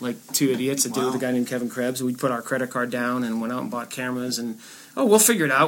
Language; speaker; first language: English; native; English